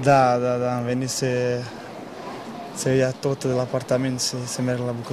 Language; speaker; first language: Romanian; non-native, learner; Portuguese